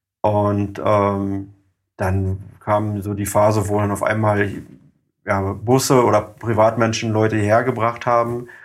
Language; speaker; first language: German; native; German